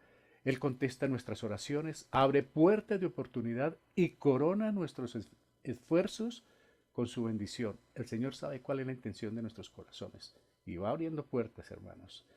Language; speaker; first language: Spanish; native; Spanish